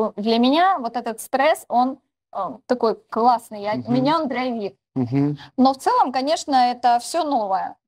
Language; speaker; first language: Russian; native; Russian